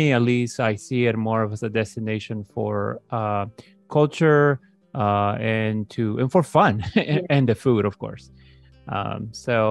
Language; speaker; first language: English; native; English